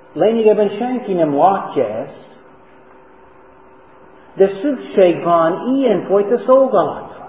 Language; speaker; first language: Hungarian; non-native, learner; English